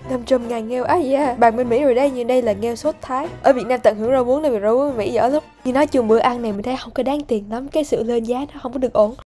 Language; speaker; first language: Vietnamese; early bilingual, heritage; Vietnamese